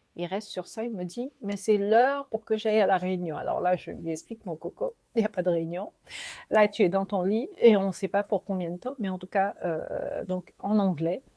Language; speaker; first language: French; native; French